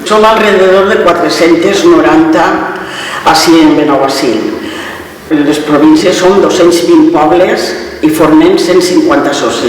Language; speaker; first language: Catalan; native; Catalan